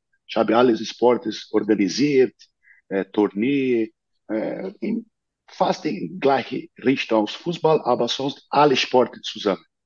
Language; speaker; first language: German; non-native, learner; Portuguese